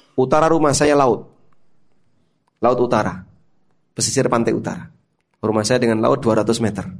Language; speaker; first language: Indonesian; non-native, local second language; Javanese